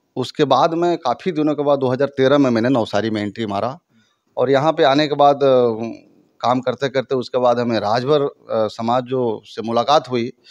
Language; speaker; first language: Hindi; native; Hindi